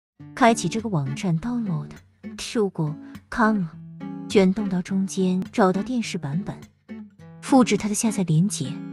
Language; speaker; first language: Chinese; native; Chinese